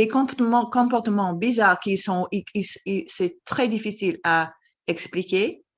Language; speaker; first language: French; non-native, fluent; English